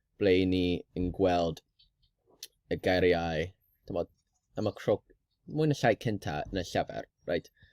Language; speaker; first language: Welsh; non-native, learner; English